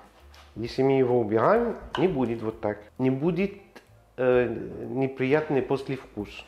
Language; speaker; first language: Russian; non-native, learner; French